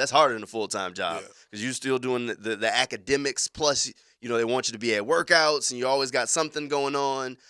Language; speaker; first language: English; native; English